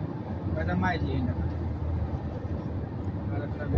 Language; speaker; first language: Arabic; non-native, learner; Hindi